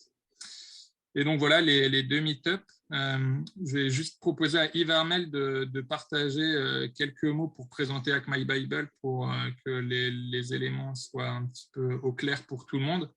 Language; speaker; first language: French; native; French